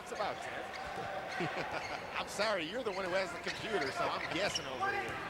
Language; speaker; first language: English; native; English